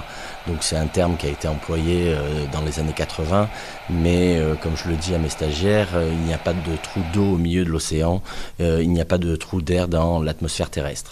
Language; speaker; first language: French; native; French